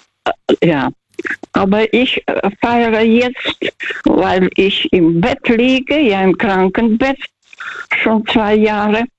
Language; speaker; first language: German; non-native, fluent; Russian